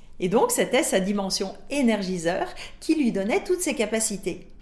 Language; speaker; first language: French; native; French